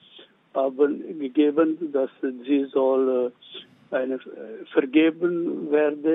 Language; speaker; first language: German; non-native, learner; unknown